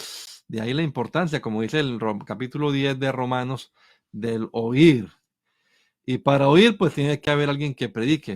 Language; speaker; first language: Spanish; native; Spanish